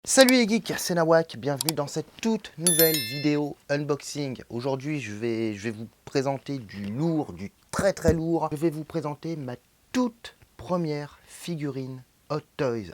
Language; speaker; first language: French; native; French